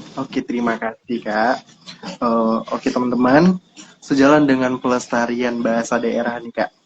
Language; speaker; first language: Indonesian; native; Indonesian